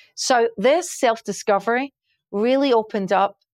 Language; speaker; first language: English; native; English